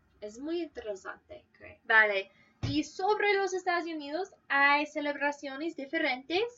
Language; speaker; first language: Spanish; non-native, fluent; English